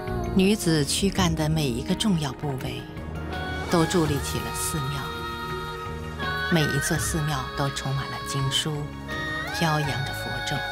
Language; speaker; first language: Chinese; native; Chinese